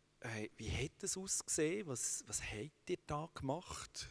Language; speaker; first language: German; native; German